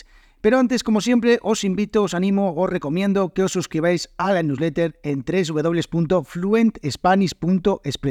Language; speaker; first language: Spanish; native; Spanish